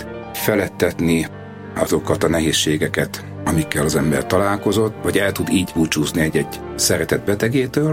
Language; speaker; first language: Hungarian; native; Hungarian